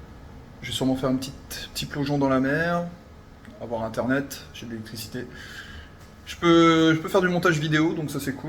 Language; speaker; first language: French; native; French